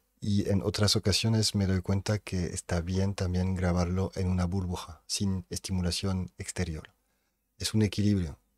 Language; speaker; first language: Spanish; non-native, fluent; French